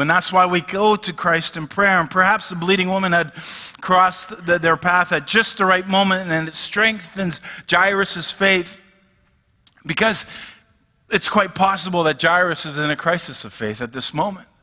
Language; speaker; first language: English; native; English